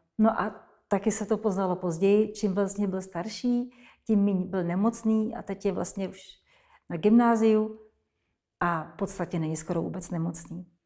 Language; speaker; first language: Czech; native; Czech